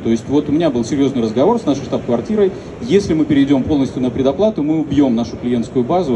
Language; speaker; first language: Russian; native; Russian